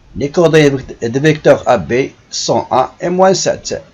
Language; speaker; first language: French; non-native, local second language; Arabic